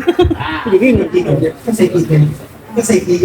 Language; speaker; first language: Indonesian; non-native, learner; Thai